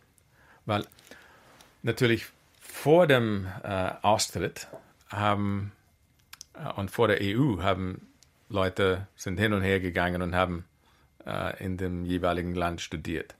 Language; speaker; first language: German; non-native, fluent; English